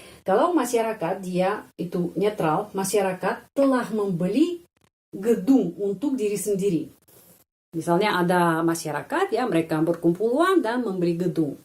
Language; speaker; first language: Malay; non-native, fluent; Russian